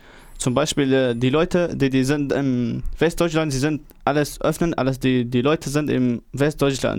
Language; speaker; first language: German; non-native, learner; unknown